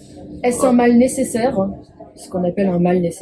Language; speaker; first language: French; native; French